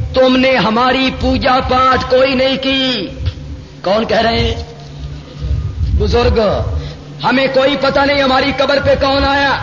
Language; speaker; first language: Urdu; non-native, local second language; Punjabi